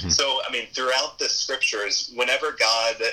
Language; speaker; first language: English; native; English